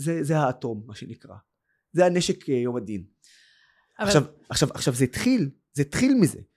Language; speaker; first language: Hebrew; non-native, local second language; Arabic